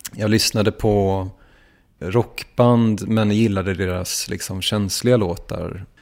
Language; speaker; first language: Swedish; native; Swedish